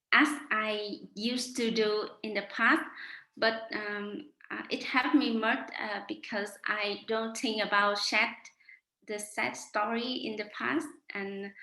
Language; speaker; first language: English; non-native, learner; Vietnamese